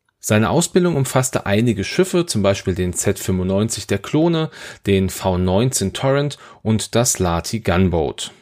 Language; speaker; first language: German; native; German